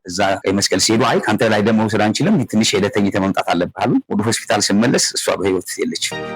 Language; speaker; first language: Amharic; non-native, local second language; Sebat Bet Gurage